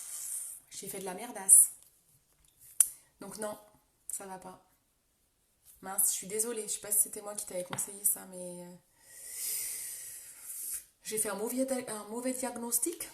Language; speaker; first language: French; native; French